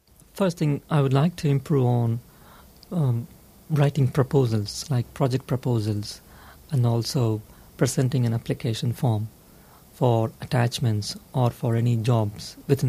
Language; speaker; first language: English; non-native, local second language; Tamil